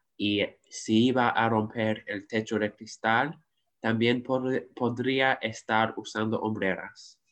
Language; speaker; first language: Spanish; non-native, learner; English